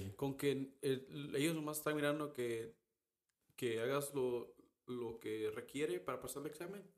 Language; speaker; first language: Spanish; early bilingual, heritage; Spanish